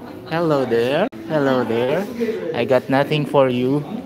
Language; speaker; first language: English; non-native, local second language; Filipino